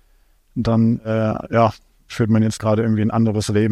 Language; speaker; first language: German; native; German